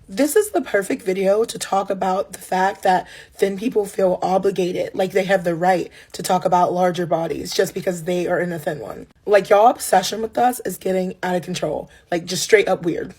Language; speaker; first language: English; native; English